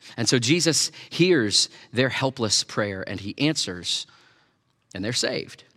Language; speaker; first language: English; native; English